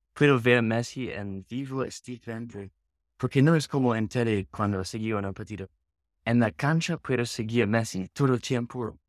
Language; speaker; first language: Spanish; non-native, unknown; Dutch